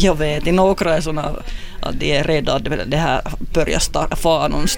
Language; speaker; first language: Swedish; non-native, local second language; Finnish